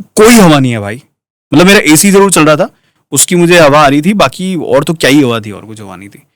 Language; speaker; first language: Hindi; native; Hindi